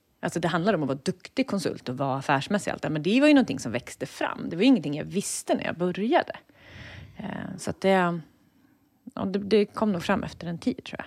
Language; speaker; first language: Swedish; native; Swedish